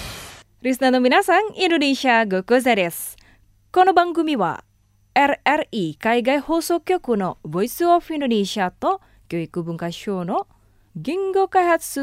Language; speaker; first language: Japanese; non-native, fluent; Indonesian